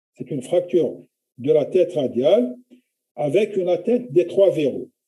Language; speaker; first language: French; non-native, local second language; Arabic